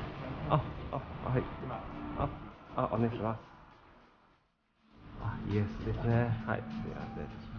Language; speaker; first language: Japanese; non-native, fluent; Chinese